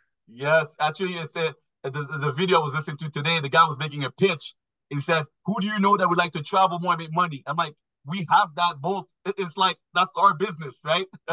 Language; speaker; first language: English; non-native, fluent; French